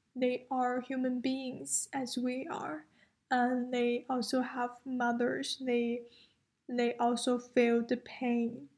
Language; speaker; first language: English; non-native, fluent; Chinese